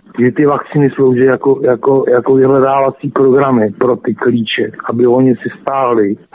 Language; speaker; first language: Czech; native; Czech